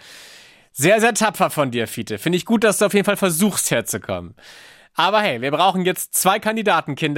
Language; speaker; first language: German; native; German